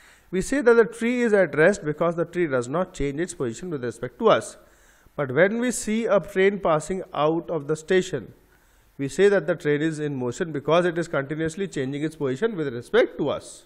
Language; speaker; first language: English; non-native, local second language; Bangla